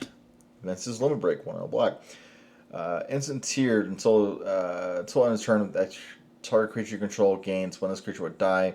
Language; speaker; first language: English; native; English